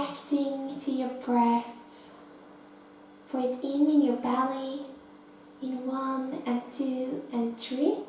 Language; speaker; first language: English; non-native, fluent; Norwegian